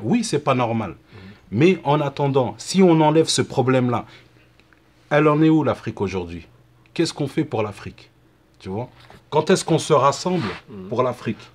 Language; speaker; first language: French; early bilingual, other home language; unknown